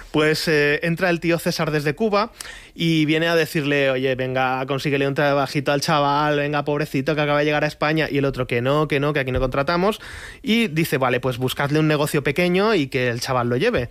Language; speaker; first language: Spanish; native; Spanish